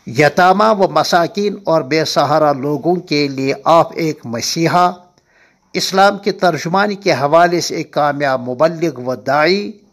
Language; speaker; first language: Urdu; non-native, local second language; Kashmiri